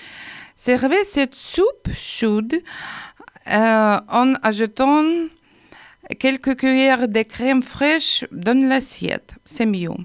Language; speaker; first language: French; non-native, learner; Ukrainian